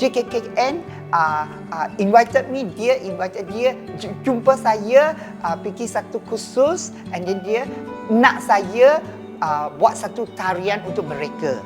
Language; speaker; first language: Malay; non-native, local second language; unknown